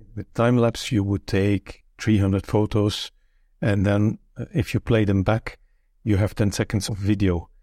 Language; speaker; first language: English; non-native, fluent; Dutch